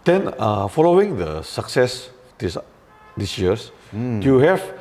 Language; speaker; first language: English; non-native, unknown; Indonesian